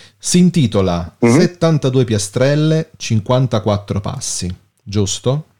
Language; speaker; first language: Italian; native; Italian